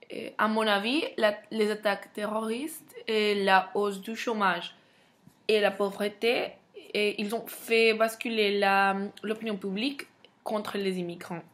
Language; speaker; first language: French; non-native, fluent; Spanish